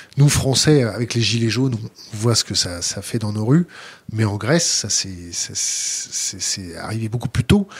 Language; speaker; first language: French; native; French